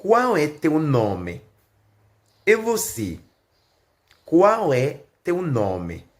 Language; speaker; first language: Portuguese; non-native, learner; Haitian Creole